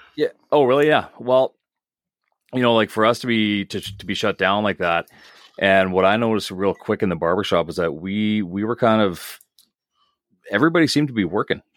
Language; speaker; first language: English; native; English